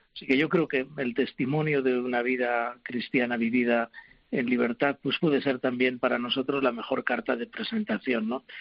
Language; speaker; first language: Spanish; native; Spanish